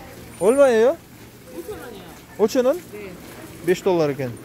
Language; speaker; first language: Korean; non-native, learner; Kyrgyz